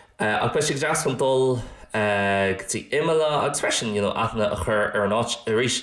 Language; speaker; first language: Irish; non-native, local second language; English